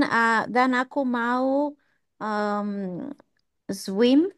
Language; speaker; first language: Indonesian; non-native, learner; English